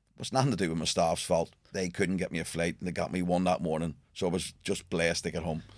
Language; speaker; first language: English; native; English